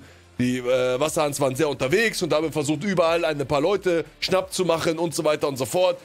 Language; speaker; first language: German; native; German